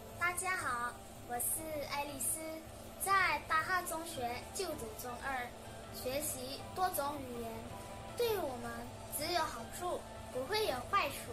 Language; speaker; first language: Chinese; non-native, local second language; Malay